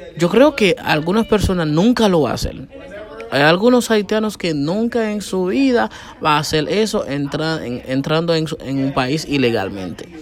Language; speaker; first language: Spanish; non-native, fluent; Haitian Creole